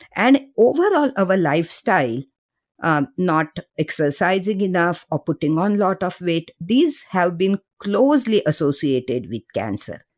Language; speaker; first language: English; non-native, local second language; Marathi